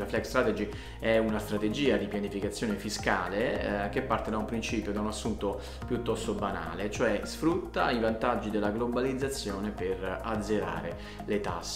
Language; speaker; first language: Italian; native; Italian